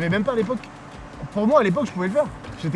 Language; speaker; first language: French; native; French